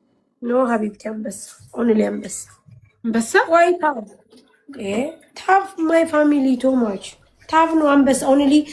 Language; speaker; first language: English; non-native, learner; Amharic